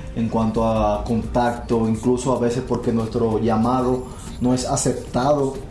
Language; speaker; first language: Spanish; native; Spanish